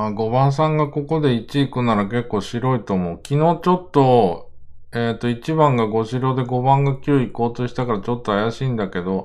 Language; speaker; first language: Japanese; native; Japanese